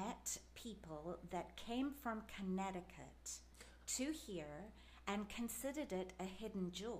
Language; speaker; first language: English; native; English